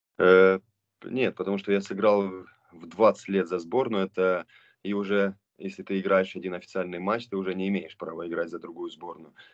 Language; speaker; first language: Russian; non-native, local second language; Romanian